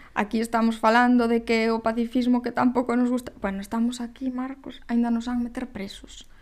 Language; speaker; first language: Galician; non-native, local second language; Spanish